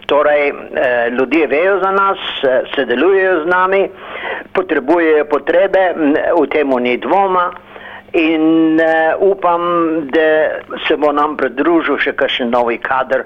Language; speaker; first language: Slovenian; early bilingual, heritage; Slovenian